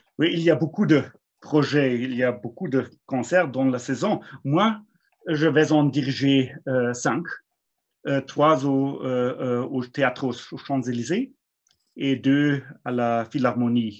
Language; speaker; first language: French; non-native, fluent; German